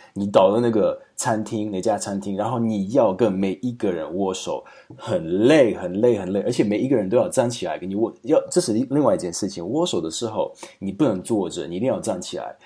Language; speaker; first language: Chinese; non-native, fluent; Slovak